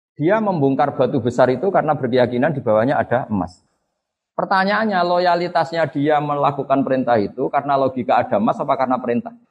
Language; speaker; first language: Indonesian; non-native, local second language; Javanese